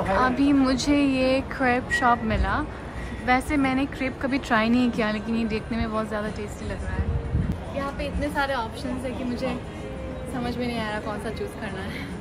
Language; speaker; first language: Hindi; non-native, local second language; Bangla